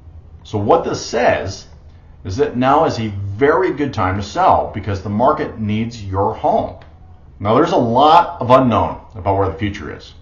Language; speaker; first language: English; native; English